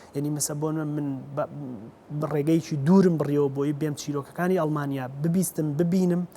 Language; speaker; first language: Central Kurdish; native; Central Kurdish